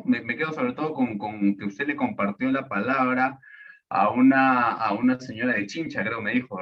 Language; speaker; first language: Spanish; native; Spanish